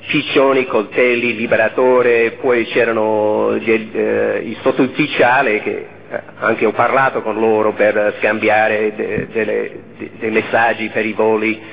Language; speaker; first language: Italian; non-native, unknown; English